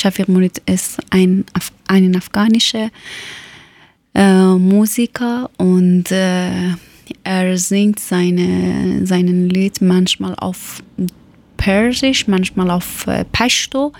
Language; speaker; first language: German; non-native, learner; Persian